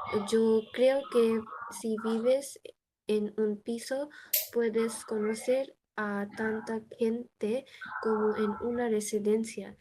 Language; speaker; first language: Spanish; non-native, learner; Bangla